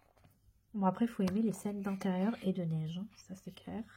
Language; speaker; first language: French; native; French